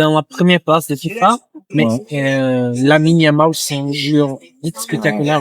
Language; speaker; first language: French; non-native, learner; Portuguese